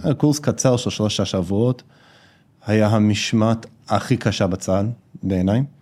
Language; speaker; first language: Hebrew; non-native, fluent; English